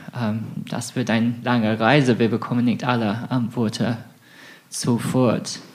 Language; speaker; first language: German; non-native, fluent; English